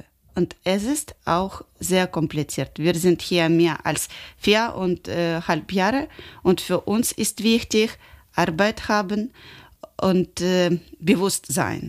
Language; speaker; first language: German; non-native, learner; Ukrainian